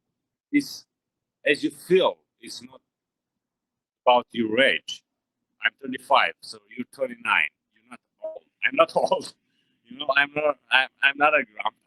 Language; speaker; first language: English; non-native, learner; Romanian